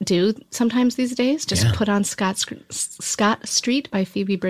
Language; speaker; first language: English; native; English